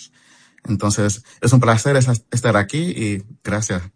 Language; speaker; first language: Spanish; early bilingual, heritage; Spanish